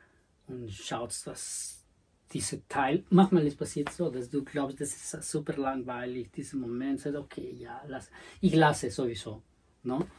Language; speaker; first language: German; non-native, learner; Spanish